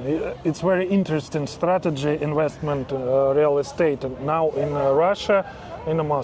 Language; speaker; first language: English; non-native, learner; Russian